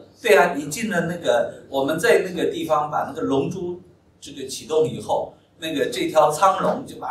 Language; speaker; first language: Chinese; native; Chinese